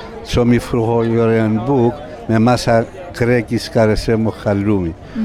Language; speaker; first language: Swedish; non-native, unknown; Greek